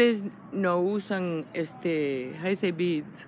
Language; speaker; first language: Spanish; non-native, fluent; English